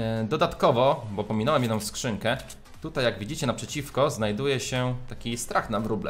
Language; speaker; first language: Polish; native; Polish